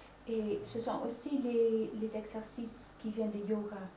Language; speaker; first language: French; non-native, fluent; Dutch